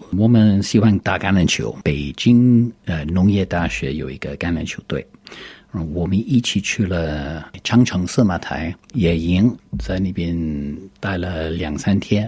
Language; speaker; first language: Chinese; non-native, fluent; English